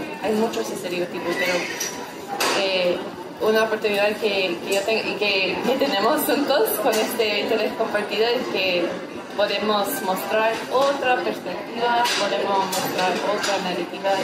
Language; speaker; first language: Spanish; early bilingual, heritage; English